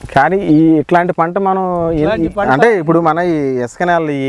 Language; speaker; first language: Telugu; native; Telugu